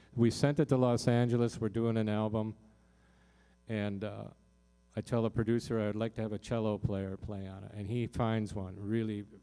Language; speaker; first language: English; native; English